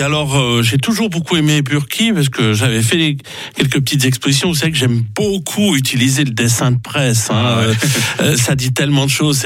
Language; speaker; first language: French; native; French